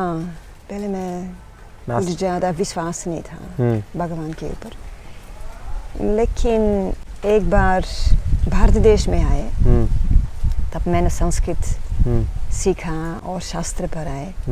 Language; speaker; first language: Hindi; non-native, learner; Dutch